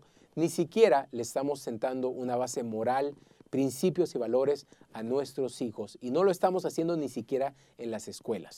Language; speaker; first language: Spanish; native; Spanish